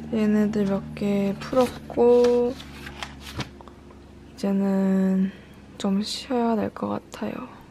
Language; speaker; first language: Korean; early bilingual, heritage; Korean